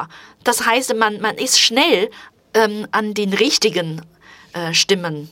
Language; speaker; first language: German; non-native, fluent; Chinese